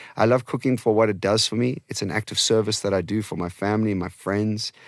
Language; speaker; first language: English; non-native, local second language; Portuguese